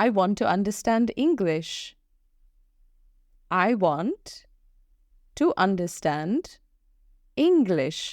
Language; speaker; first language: English; non-native, fluent; Hindi